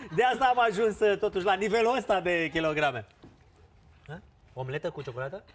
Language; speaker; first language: Romanian; native; Romanian